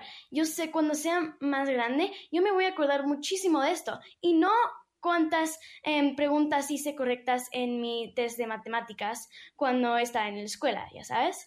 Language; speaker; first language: Spanish; early bilingual, heritage; English